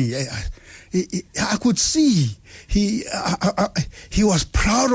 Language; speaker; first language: English; non-native, local second language; Tswana